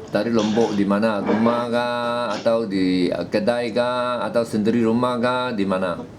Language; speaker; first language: Malay; non-native, local second language; Chinese